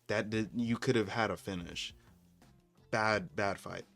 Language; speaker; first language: English; native; English